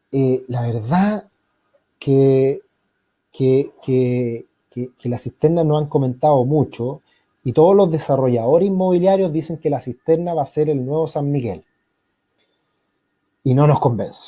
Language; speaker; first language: Spanish; native; Spanish